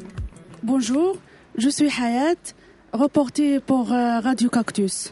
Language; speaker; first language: French; non-native, learner; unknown